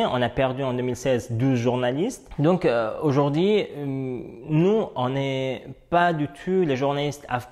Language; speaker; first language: French; non-native, fluent; Persian